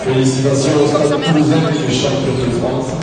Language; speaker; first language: French; native; French